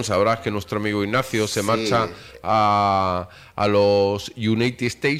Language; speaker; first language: Spanish; native; Spanish